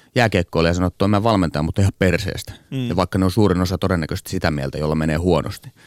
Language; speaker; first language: Finnish; native; Finnish